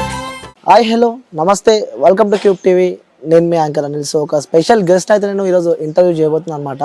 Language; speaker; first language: Telugu; native; Telugu